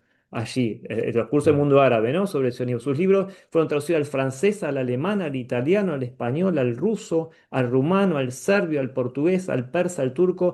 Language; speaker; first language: Spanish; native; Spanish